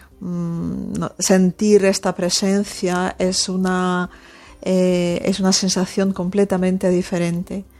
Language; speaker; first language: Spanish; non-native, fluent; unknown